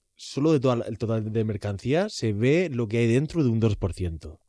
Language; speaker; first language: Spanish; native; Spanish